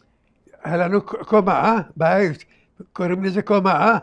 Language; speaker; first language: Hebrew; early bilingual, other home language; Arabic